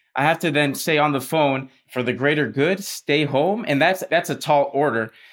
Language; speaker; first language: English; early bilingual, other home language; Spanish